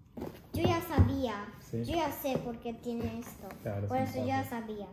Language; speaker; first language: Spanish; early bilingual, heritage; Spanish